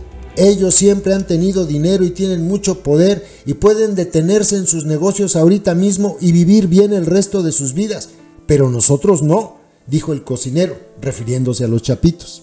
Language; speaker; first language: Spanish; native; Spanish